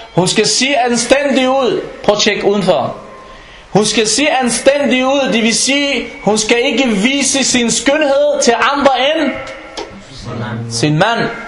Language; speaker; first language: Danish; non-native, fluent; Arabic